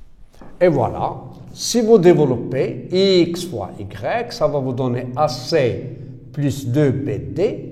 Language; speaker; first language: French; non-native, local second language; Arabic